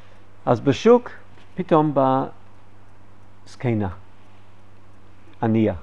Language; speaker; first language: Hebrew; non-native, fluent; English